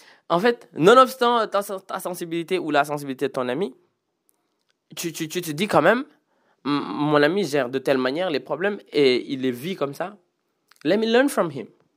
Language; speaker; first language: French; non-native, local second language; Wolof